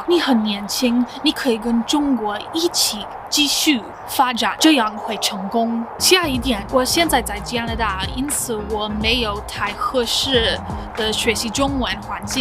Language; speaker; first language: Chinese; non-native, learner; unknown